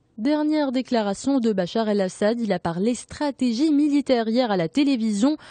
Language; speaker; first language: French; non-native, local second language; Arabic